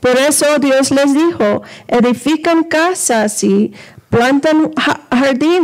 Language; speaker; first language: Spanish; early bilingual, heritage; Spanish